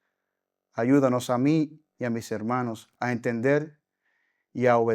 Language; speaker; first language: Spanish; native; Spanish